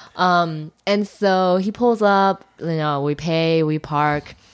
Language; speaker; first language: English; non-native, fluent; Chinese